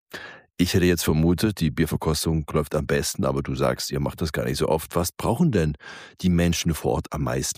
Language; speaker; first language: German; native; German